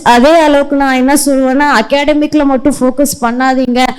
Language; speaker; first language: Tamil; early bilingual, heritage; Tamil